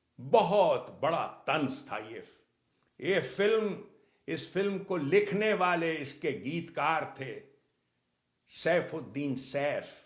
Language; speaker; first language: Urdu; native; Urdu